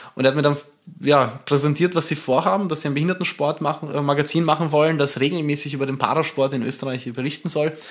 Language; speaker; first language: German; early bilingual, other home language; Romanian